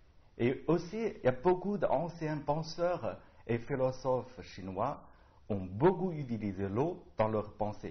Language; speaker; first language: French; non-native, learner; Chinese